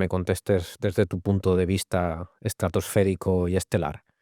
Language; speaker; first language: Spanish; native; Spanish